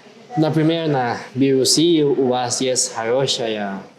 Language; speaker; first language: Russian; non-native, learner; Spanish